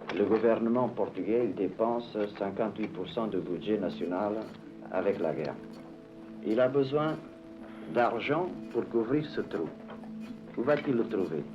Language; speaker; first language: French; non-native, fluent; Portuguese